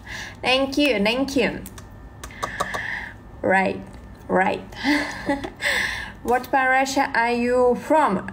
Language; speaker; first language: English; non-native, learner; Russian